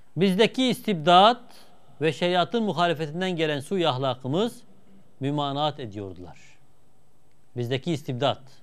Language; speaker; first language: Turkish; native; Turkish